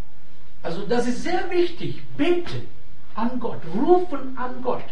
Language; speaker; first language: German; non-native, fluent; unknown